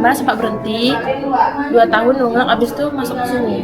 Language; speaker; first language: Indonesian; native; Indonesian